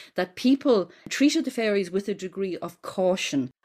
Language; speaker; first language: English; native; English